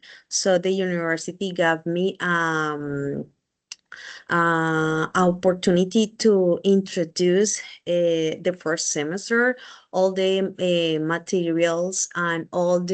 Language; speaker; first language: English; non-native, learner; Spanish